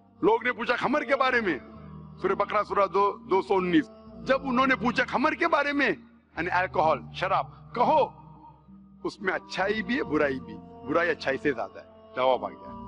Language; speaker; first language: Hindi; non-native, local second language; Konkani